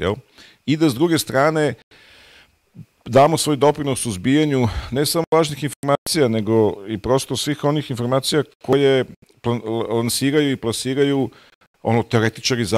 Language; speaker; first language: Bosnian; native; Bosnian